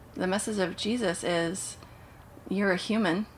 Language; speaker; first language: English; native; English